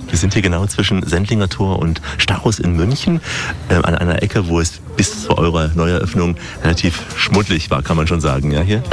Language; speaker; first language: German; native; German